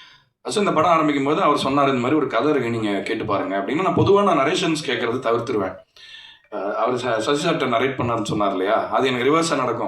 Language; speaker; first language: Tamil; native; Tamil